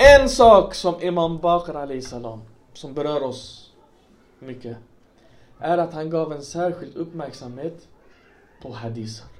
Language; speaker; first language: Swedish; non-native, local second language; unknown